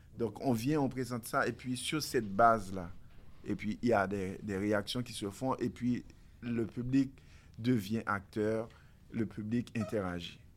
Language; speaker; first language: French; non-native, local second language; Haitian Creole